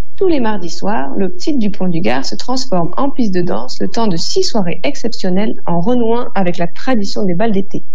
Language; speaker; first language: French; native; French